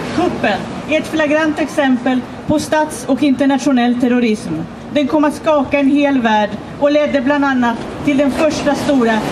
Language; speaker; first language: Swedish; non-native, fluent; Spanish